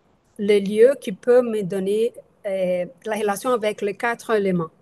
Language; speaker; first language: French; non-native, fluent; Portuguese